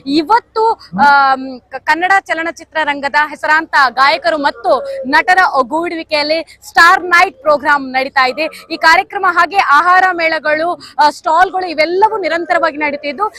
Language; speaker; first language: Kannada; native; Kannada